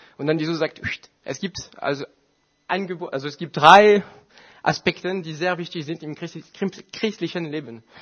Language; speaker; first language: German; non-native, fluent; French